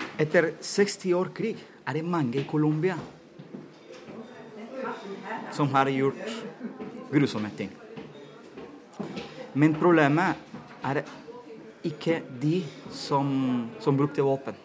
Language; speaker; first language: Norwegian; non-native, fluent; Spanish